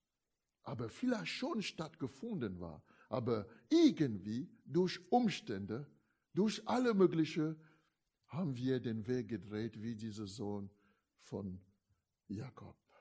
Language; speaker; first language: German; non-native, fluent; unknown